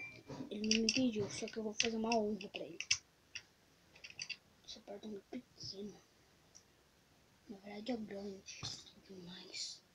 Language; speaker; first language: Portuguese; native; Portuguese